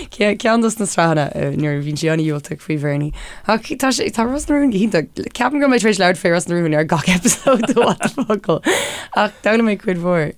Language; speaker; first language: Irish; non-native, local second language; English